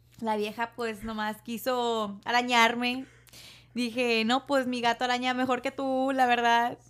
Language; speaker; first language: Spanish; early bilingual, heritage; Spanish